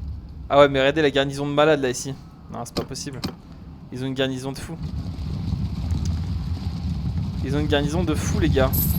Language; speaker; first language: French; native; French